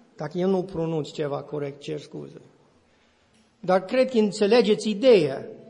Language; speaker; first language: Romanian; non-native, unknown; English